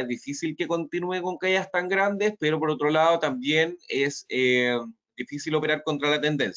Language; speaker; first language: Spanish; native; Spanish